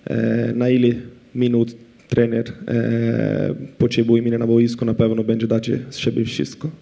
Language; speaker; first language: Polish; non-native, fluent; Portuguese